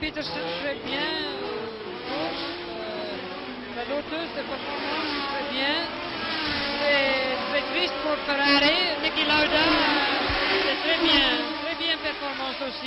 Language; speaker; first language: French; non-native, learner; English